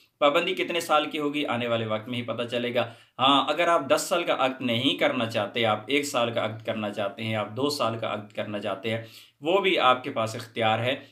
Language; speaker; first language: Hindi; native; Hindi